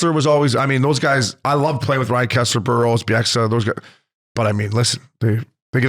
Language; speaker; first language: English; native; English